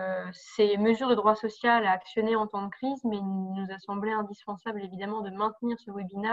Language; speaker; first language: French; native; French